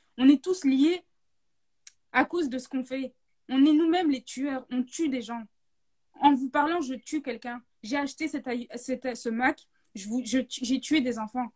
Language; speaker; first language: French; native; French